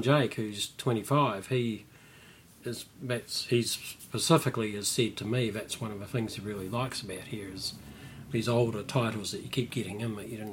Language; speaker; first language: English; native; English